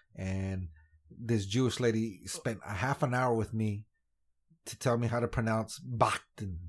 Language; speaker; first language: English; native; English